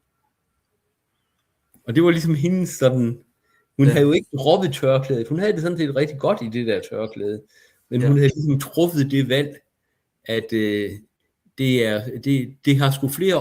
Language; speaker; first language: Danish; native; Danish